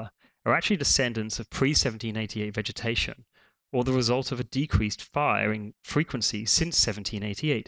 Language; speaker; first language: English; native; English